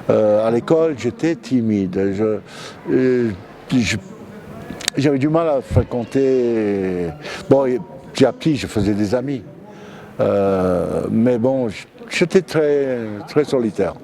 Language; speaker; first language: French; non-native, fluent; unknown